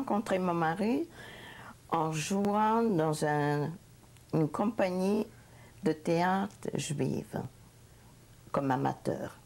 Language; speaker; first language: French; non-native, fluent; Hungarian